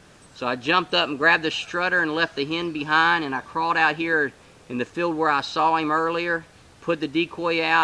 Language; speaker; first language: English; native; English